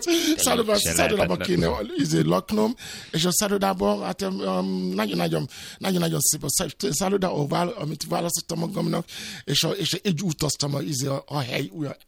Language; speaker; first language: Hungarian; non-native, learner; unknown